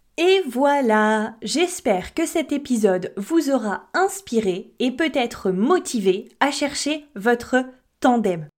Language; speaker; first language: French; native; French